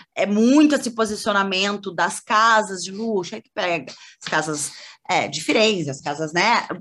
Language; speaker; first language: Portuguese; native; Portuguese